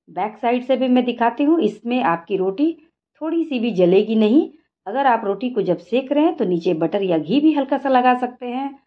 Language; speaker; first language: Hindi; native; Hindi